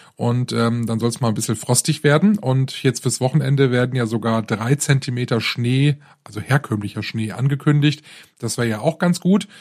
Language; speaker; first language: German; native; German